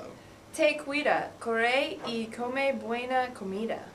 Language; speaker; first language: Spanish; non-native, learner; English